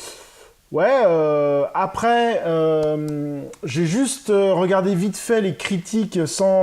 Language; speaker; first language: French; native; French